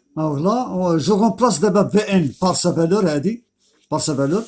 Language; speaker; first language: French; non-native, local second language; Arabic